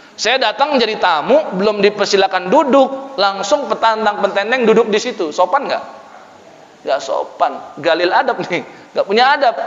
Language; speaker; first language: Indonesian; native; Indonesian